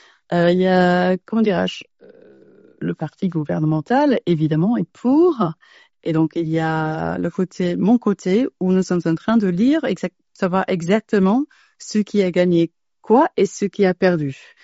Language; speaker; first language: French; non-native, fluent; English